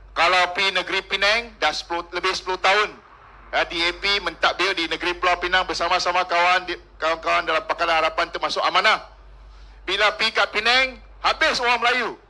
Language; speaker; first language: Malay; non-native, local second language; Min Nan Chinese